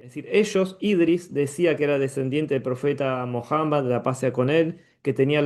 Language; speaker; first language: Spanish; native; Spanish